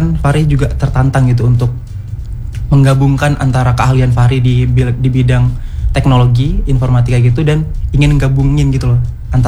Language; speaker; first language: Indonesian; non-native, local second language; Javanese